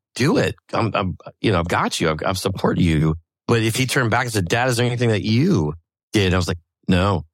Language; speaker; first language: English; native; English